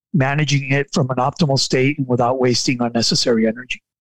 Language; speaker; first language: English; non-native, fluent; Spanish